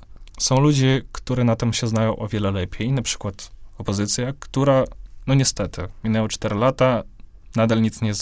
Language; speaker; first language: Polish; non-native, fluent; Russian